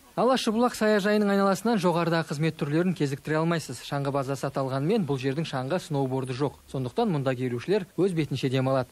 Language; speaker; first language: Kazakh; native; Kazakh